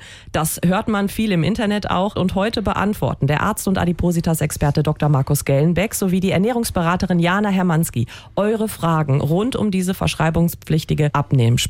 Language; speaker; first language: German; native; German